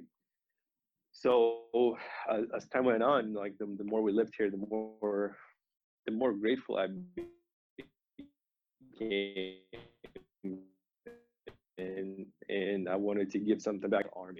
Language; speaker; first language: English; non-native, fluent; Romanian